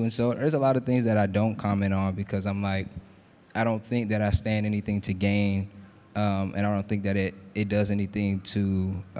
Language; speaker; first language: English; native; English